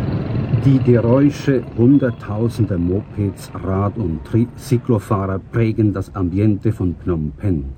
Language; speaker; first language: German; native; German